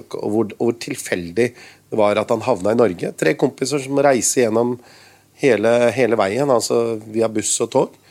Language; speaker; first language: Norwegian; early bilingual, other home language; Urdu